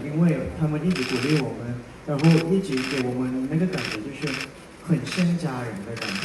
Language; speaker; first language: Chinese; non-native, fluent; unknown